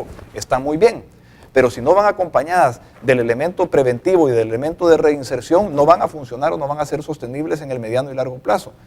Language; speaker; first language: Spanish; native; Spanish